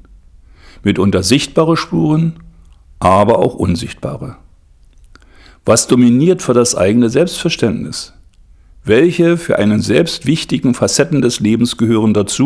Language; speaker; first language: German; native; German